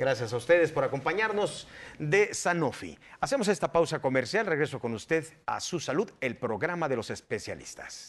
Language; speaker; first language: Spanish; native; Spanish